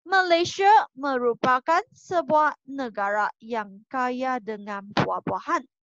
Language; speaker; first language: Malay; non-native, local second language; Chinese